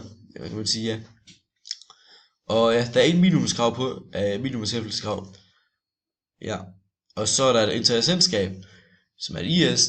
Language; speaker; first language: Danish; native; Danish